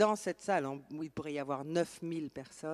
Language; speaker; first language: French; native; French